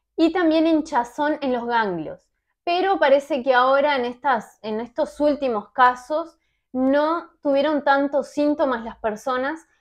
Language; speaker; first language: Spanish; native; Spanish